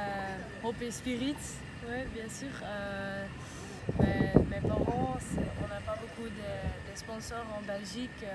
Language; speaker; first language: French; non-native, local second language; Dutch